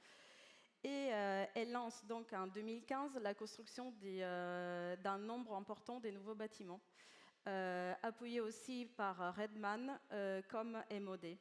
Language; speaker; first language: French; native; French